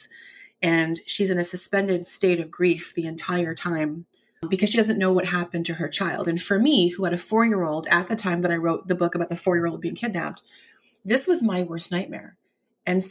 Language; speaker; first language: English; native; English